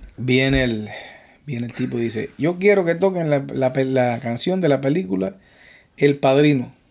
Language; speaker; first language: Spanish; native; Spanish